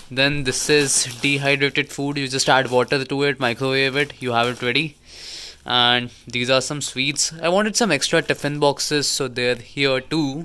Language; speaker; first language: English; non-native, local second language; Hindi